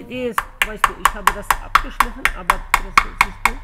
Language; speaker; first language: German; non-native, learner; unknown